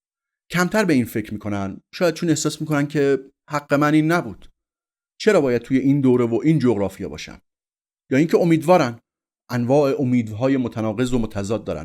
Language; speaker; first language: Persian; native; Persian